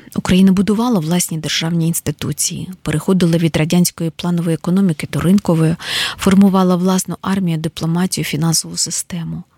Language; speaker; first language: Ukrainian; native; Ukrainian